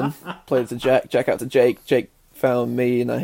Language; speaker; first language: English; native; English